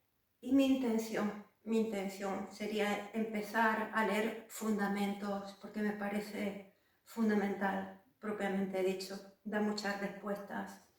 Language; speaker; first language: Spanish; native; Spanish